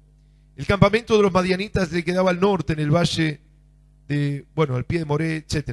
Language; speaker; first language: Spanish; native; Spanish